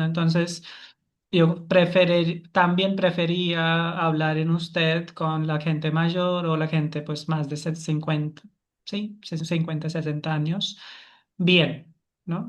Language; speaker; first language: Spanish; non-native, fluent; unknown